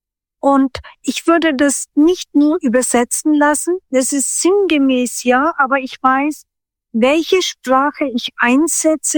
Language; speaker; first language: German; non-native, fluent; Turkish